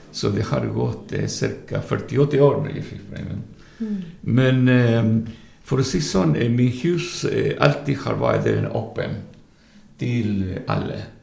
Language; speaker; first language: Norwegian; non-native, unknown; Spanish